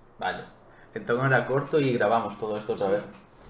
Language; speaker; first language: Spanish; native; Spanish